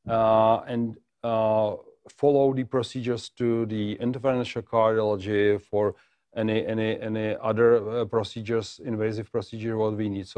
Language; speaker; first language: English; non-native, fluent; Czech